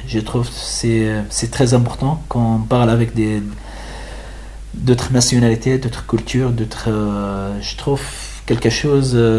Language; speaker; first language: French; non-native, learner; Arabic